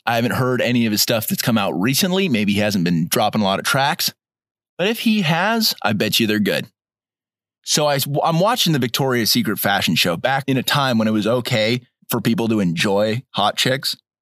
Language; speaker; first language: English; native; English